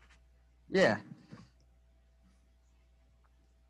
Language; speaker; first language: English; non-native, fluent; Chinese